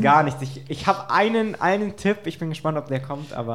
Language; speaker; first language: German; native; German